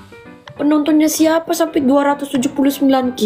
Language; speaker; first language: Indonesian; native; Indonesian